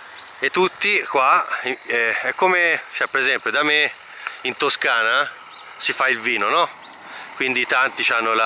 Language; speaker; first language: Italian; native; Italian